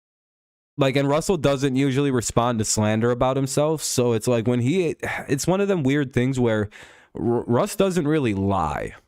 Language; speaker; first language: English; native; English